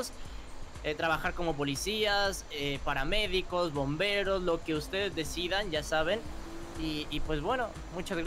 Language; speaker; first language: Spanish; native; Spanish